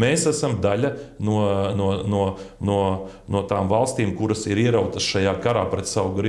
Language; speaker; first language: Latvian; native; Latvian